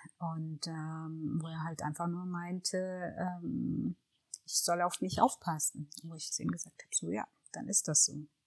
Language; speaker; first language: German; early bilingual, other home language; Tigrinya